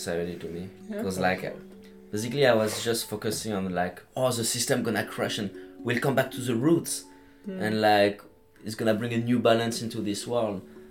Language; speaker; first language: English; non-native, fluent; French